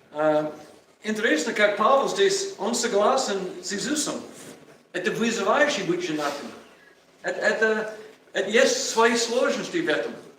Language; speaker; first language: Russian; non-native, learner; English